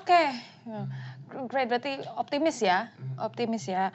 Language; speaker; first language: Indonesian; native; Indonesian